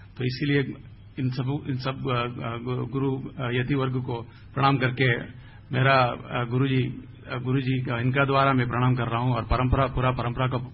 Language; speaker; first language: Hindi; non-native, local second language; Tamil